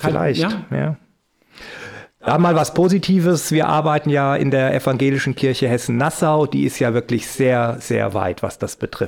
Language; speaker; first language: German; native; German